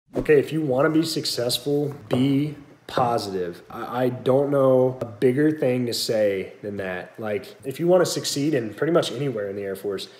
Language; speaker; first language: English; native; English